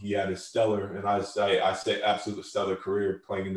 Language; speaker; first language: English; native; English